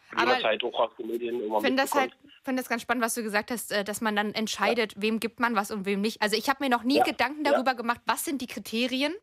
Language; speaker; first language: German; native; German